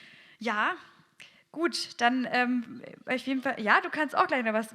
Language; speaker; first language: German; native; German